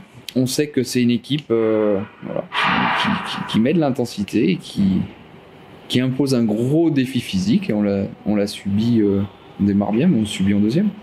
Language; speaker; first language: French; native; French